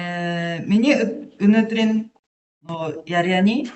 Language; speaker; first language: Mongolian; non-native, learner; Japanese